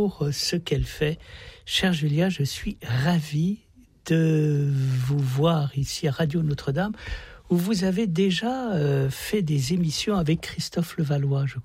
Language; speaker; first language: French; native; French